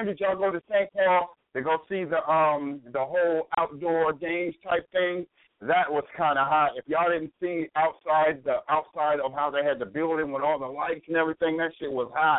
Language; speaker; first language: English; native; English